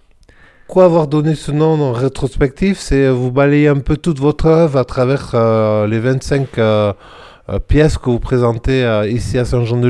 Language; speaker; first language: French; native; French